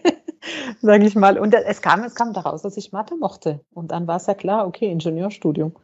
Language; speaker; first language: German; non-native, fluent; Arabic